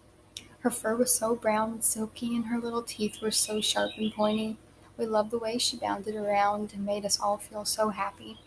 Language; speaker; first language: English; native; English